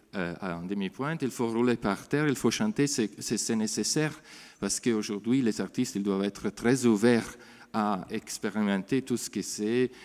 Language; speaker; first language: French; non-native, fluent; Italian